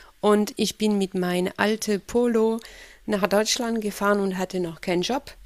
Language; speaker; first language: German; non-native, fluent; French